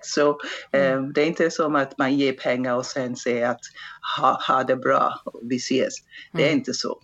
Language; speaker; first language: Swedish; non-native, fluent; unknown